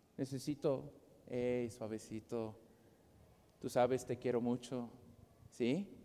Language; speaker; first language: Spanish; non-native, fluent; English